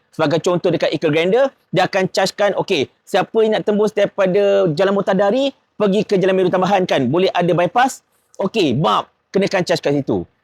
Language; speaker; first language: Malay; native; Malay